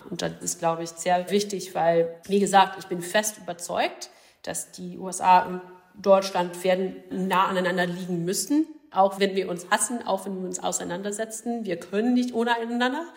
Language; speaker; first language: German; non-native, fluent; English